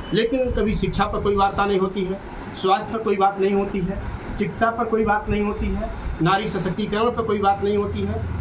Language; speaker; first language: Hindi; native; Hindi